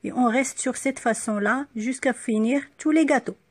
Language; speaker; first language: French; non-native, local second language; Arabic